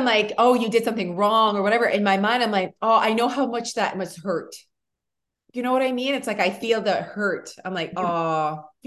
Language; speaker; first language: English; early bilingual, other home language; French